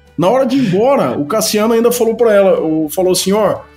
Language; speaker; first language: Portuguese; native; Portuguese